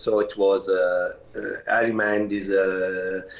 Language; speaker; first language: English; non-native, fluent; Italian